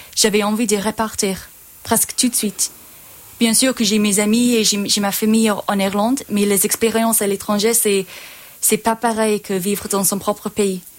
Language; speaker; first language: French; non-native, learner; English